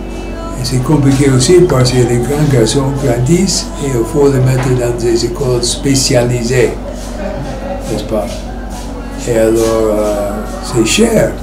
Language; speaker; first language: French; non-native, fluent; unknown